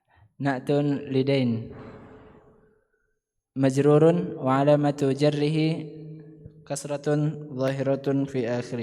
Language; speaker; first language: Arabic; non-native, learner; Indonesian